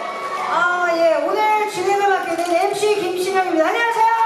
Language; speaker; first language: Korean; native; Korean